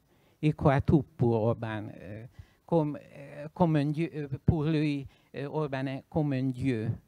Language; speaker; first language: French; non-native, learner; Hungarian